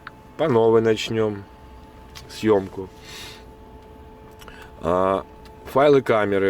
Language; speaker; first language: Russian; native; Russian